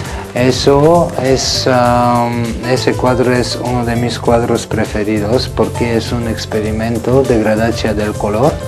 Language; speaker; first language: Spanish; non-native, learner; Bulgarian